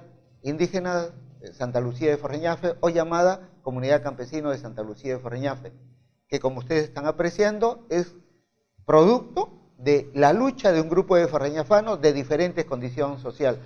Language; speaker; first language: Spanish; native; Spanish